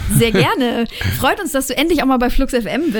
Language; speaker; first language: German; native; German